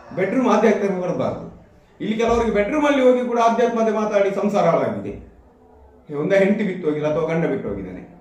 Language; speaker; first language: Kannada; non-native, local second language; Tulu